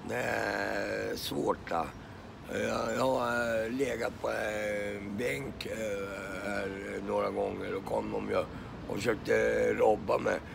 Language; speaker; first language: Swedish; non-native, fluent; Finnish